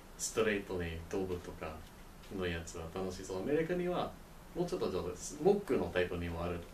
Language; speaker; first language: Japanese; non-native, learner; English